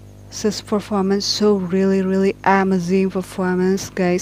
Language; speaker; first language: English; non-native, learner; Indonesian